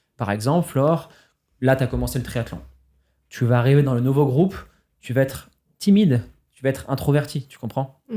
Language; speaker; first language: French; native; French